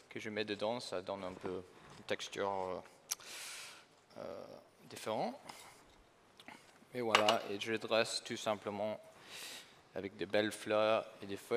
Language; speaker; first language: French; non-native, fluent; English